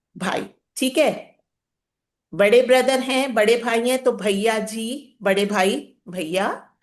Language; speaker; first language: Hindi; native; Hindi